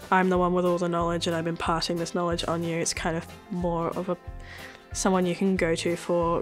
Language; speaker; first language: English; native; English